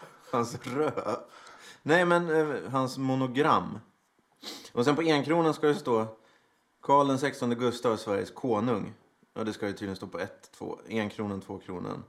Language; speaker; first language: Swedish; native; Swedish